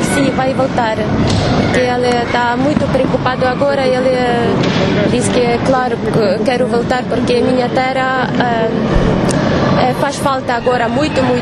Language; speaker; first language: Portuguese; non-native, learner; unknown